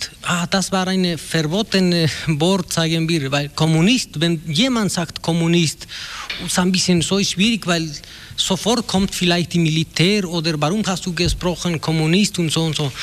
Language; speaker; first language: German; non-native, learner; Spanish